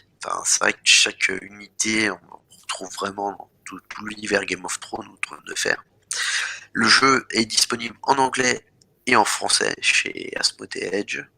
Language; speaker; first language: French; native; French